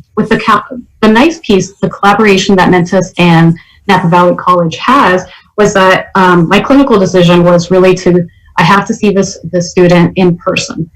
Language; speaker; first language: English; native; English